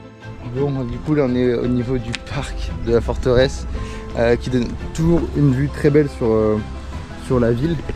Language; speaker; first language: French; native; French